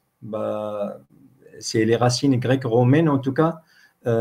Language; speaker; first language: French; non-native, fluent; Arabic